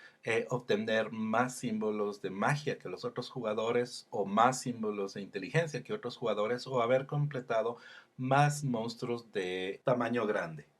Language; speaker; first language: Spanish; native; Spanish